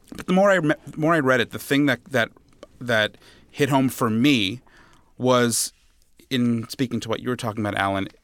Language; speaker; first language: English; native; English